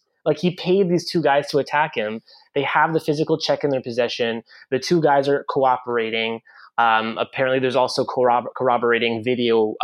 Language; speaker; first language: English; non-native, fluent; French